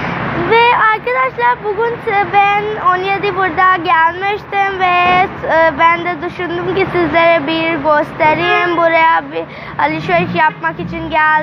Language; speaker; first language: Turkish; non-native, learner; Urdu